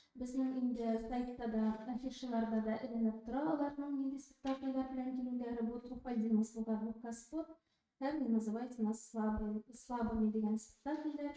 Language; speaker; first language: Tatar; native; Tatar